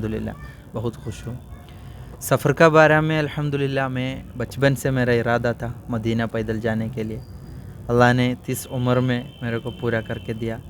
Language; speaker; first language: Hindi; non-native, local second language; Malayalam